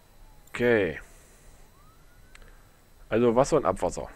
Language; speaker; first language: German; native; German